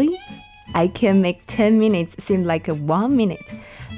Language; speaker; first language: English; non-native, learner; Chinese